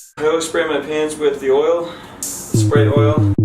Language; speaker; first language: English; native; English